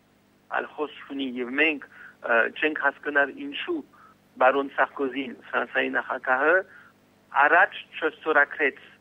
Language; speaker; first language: Armenian; early bilingual, heritage; Armenian